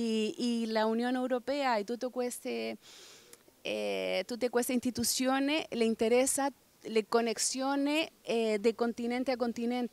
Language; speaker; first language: Italian; non-native, fluent; Spanish